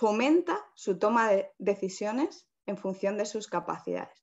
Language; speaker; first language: Spanish; native; Spanish